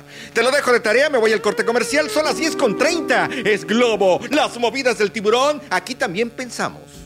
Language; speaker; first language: Spanish; native; Spanish